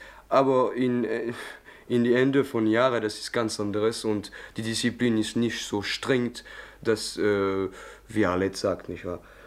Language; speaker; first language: German; non-native, learner; French